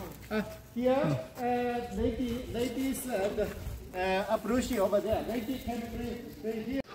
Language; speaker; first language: English; non-native, learner; Chinese